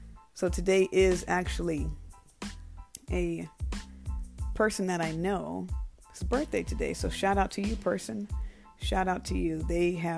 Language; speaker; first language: English; native; English